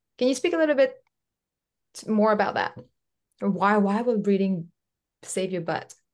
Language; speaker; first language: English; non-native, local second language; French